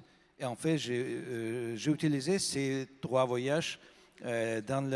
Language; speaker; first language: French; non-native, fluent; Russian